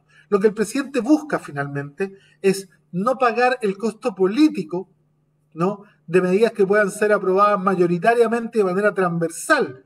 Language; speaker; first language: Spanish; native; Spanish